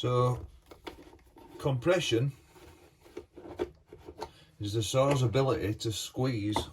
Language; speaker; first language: English; native; English